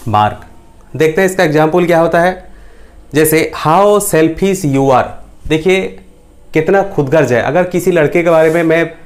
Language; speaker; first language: Hindi; non-native, local second language; Bangla